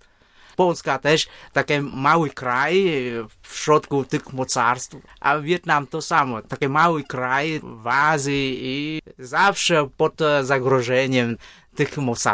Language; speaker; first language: Polish; non-native, fluent; Vietnamese